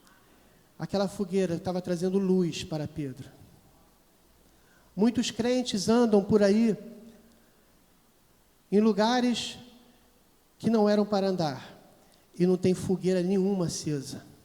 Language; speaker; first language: Portuguese; native; Portuguese